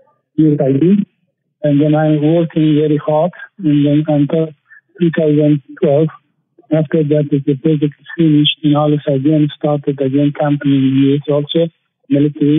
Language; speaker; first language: English; non-native, learner; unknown